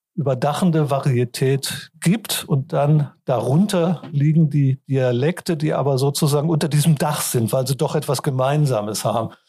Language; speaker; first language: German; native; German